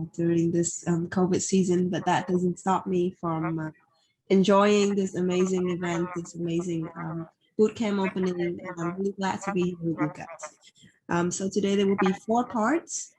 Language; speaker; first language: English; non-native, fluent; Vietnamese